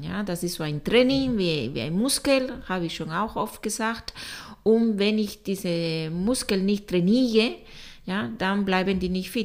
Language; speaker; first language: German; non-native, fluent; Spanish